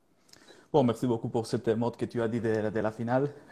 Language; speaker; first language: French; non-native, learner; Spanish